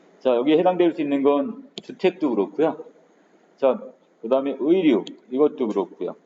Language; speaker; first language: Korean; native; Korean